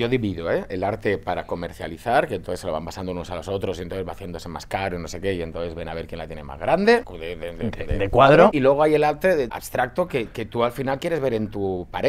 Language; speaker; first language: Spanish; native; Spanish